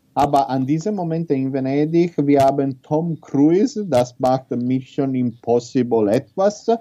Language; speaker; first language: German; non-native, learner; Italian